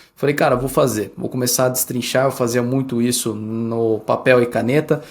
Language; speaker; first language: Portuguese; early bilingual, heritage; Portuguese